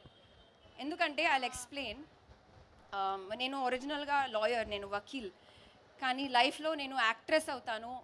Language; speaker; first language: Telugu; non-native, learner; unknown